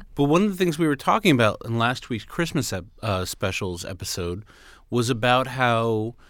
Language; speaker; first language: English; native; English